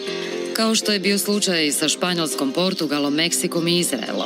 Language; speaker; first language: Croatian; native; Croatian